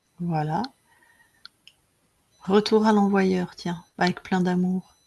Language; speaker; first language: French; native; French